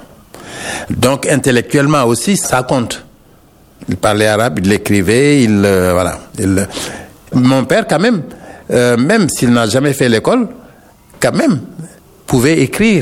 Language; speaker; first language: French; non-native, local second language; Wolof